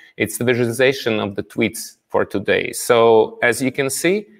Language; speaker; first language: English; non-native, fluent; Russian